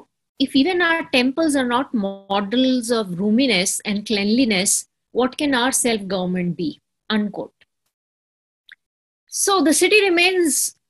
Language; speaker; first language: English; non-native, local second language; Hindi